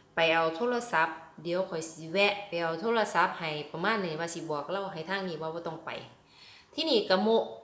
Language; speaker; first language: Thai; native; Thai